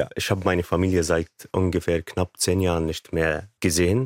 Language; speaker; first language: German; non-native, fluent; Arabic